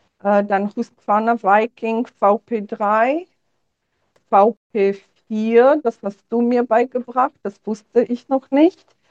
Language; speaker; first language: German; non-native, fluent; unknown